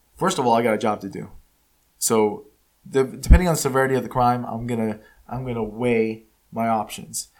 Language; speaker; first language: English; early bilingual, other home language; Spanish